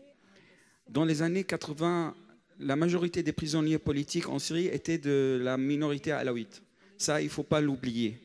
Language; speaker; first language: French; non-native, fluent; Arabic